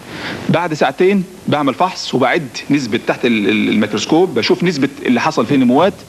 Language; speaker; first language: Arabic; native; Arabic